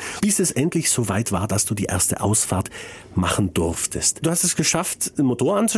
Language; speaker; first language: German; native; German